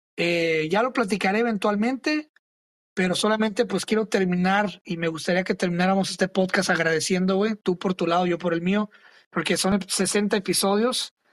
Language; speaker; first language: Spanish; early bilingual, other home language; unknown